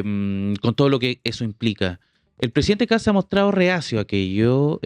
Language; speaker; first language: Spanish; native; Spanish